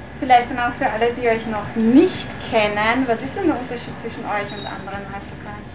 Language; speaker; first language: German; native; German